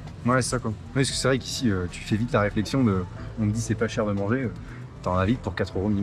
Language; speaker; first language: French; native; French